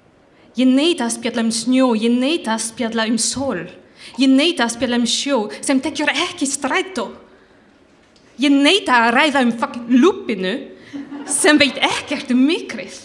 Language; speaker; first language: Icelandic; non-native, learner; French